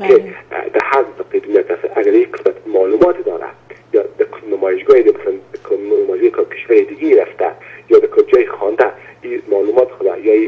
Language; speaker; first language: Persian; native; Persian